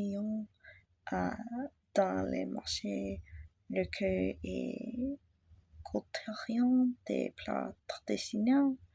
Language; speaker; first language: French; non-native, learner; English